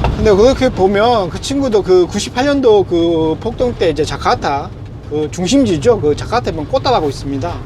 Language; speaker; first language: Korean; native; Korean